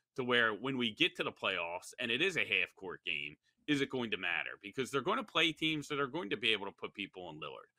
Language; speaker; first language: English; native; English